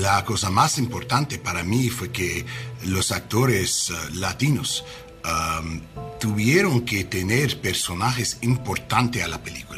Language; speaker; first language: Spanish; non-native, learner; English